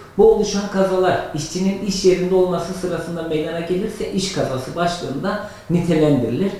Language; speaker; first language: Turkish; native; Turkish